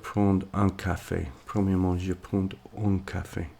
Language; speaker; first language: French; non-native, learner; English